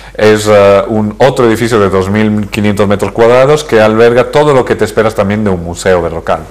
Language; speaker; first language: Spanish; early bilingual, heritage; Spanish